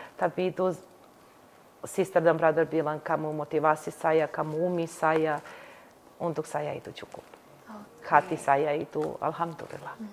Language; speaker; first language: Indonesian; non-native, learner; Serbian